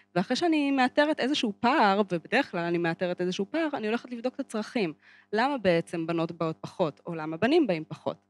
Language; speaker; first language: Hebrew; native; Hebrew